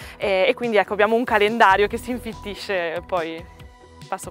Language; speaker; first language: Italian; native; Italian